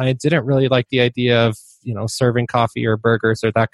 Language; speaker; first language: English; non-native, fluent; Polish